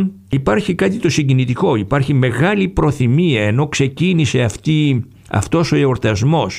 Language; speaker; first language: Greek; native; Greek